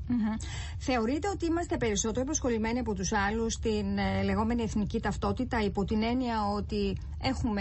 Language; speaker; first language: Greek; native; Greek